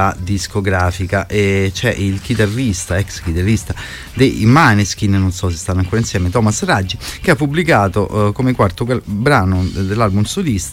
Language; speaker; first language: Italian; native; Italian